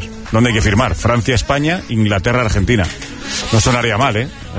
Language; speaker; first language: Spanish; native; Spanish